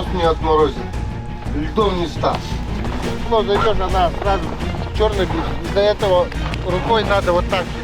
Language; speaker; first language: Russian; non-native, local second language; Yakut